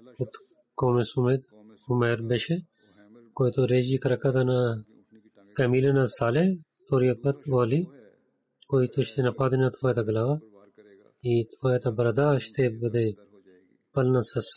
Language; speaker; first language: Bulgarian; non-native, learner; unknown